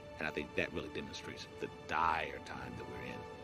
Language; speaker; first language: English; native; English